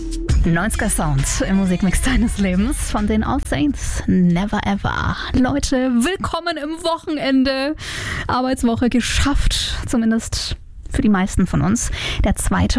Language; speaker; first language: German; native; German